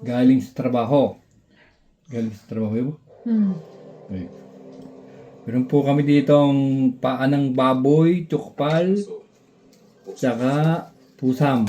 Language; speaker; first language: Filipino; native; Filipino